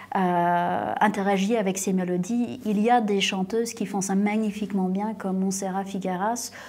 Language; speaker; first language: French; non-native, fluent; English